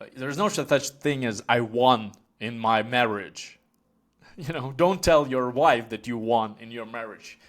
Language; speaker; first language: English; non-native, fluent; Ukrainian